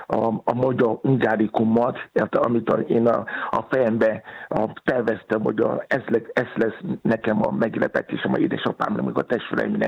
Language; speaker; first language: Hungarian; non-native, fluent; Yoruba